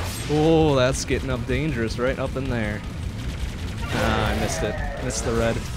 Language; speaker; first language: English; native; English